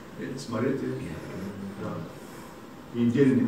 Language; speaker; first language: Lithuanian; non-native, learner; Russian